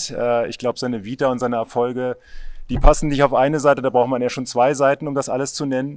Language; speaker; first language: German; native; German